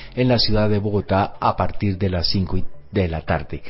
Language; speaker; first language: Spanish; native; Spanish